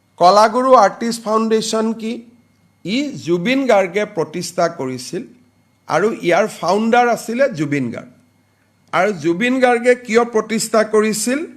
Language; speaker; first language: Assamese; native; Assamese